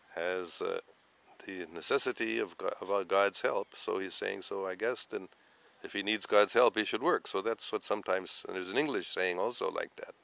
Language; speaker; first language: English; native; English